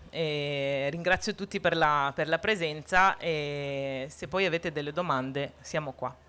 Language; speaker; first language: Italian; non-native, fluent; Arabic